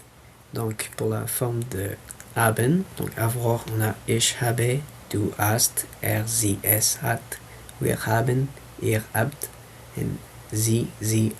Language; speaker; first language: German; non-native, fluent; French